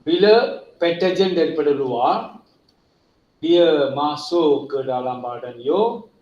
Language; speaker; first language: Malay; non-native, local second language; Tamil